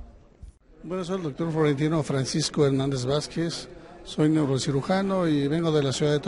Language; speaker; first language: Spanish; native; Spanish